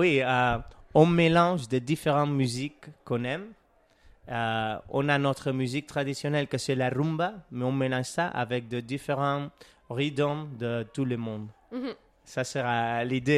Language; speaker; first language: French; non-native, learner; Catalan